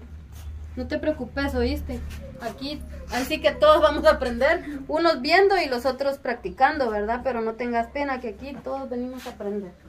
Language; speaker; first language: Spanish; native; Spanish